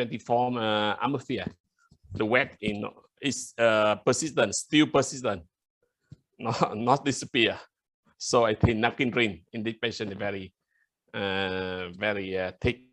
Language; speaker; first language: English; non-native, learner; Vietnamese